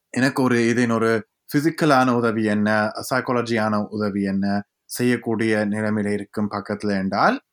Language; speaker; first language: Tamil; native; Tamil